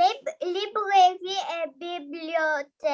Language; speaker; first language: French; non-native, learner; Arabic